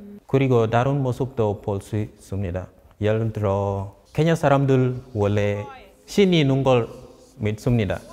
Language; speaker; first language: Korean; non-native, fluent; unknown